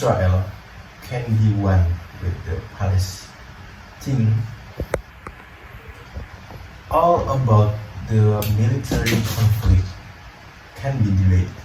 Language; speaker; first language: English; non-native, learner; Indonesian